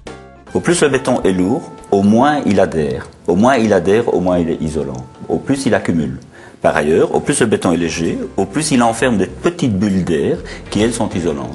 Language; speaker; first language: French; native; French